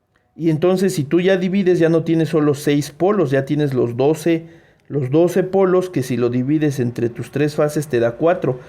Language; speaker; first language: Spanish; native; Spanish